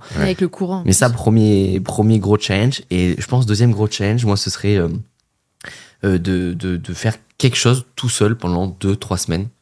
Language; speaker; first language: French; native; French